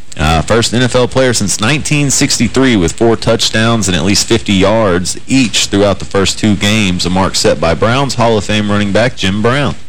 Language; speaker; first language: English; native; English